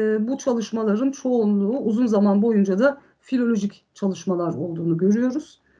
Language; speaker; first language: Turkish; early bilingual, heritage; Turkish